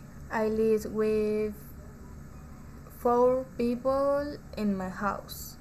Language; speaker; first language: English; non-native, learner; Spanish